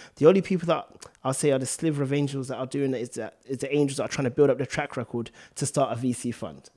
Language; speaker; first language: English; native; English